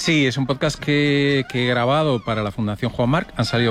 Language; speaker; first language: Spanish; native; Spanish